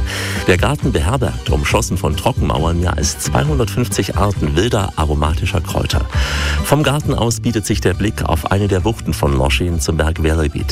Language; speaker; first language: German; native; German